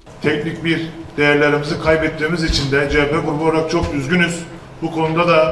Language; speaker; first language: Turkish; native; Turkish